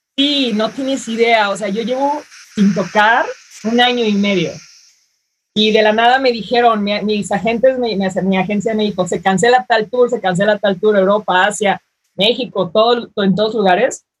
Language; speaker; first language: Spanish; native; Spanish